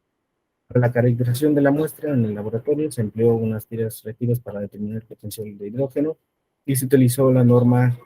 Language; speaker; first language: Spanish; native; Spanish